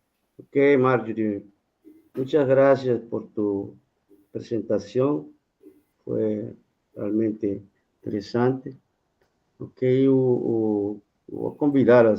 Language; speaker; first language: Spanish; non-native, fluent; Portuguese